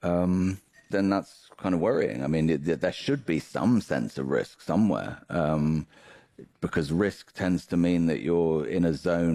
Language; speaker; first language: English; native; English